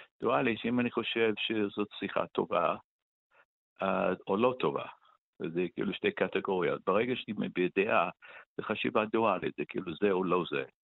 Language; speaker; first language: Hebrew; non-native, fluent; English